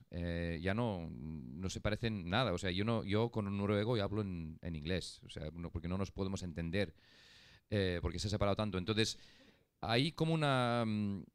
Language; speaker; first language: Spanish; non-native, fluent; Icelandic